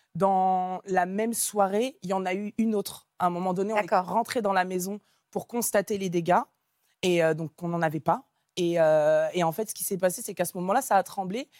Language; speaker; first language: French; native; French